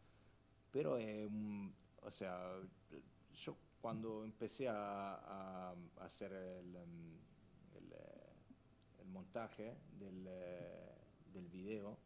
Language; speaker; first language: Spanish; non-native, fluent; Italian